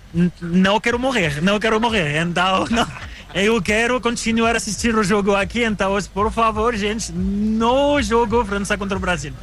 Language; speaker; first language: Portuguese; non-native, learner; French